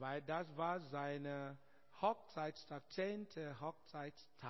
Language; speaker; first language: German; non-native, learner; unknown